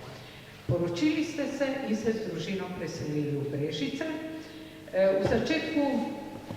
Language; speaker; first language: Slovenian; native; Slovenian